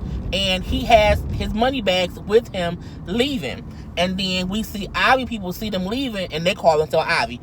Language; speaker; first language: English; native; English